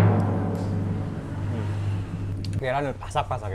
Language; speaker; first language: Korean; non-native, learner; Indonesian